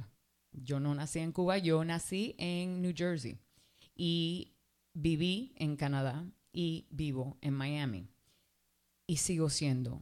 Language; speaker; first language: English; early bilingual, other home language; Spanish